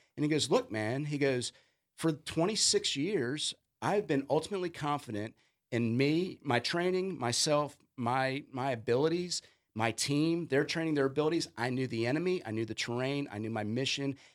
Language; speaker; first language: English; native; English